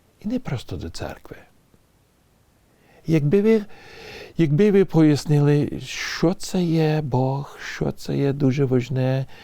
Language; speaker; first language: Ukrainian; early bilingual, heritage; English